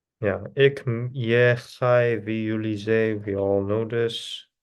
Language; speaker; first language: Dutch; non-native, learner; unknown